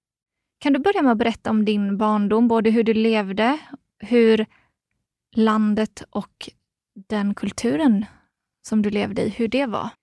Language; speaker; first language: Swedish; native; Swedish